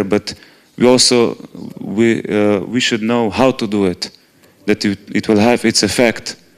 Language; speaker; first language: English; non-native, fluent; Slovenian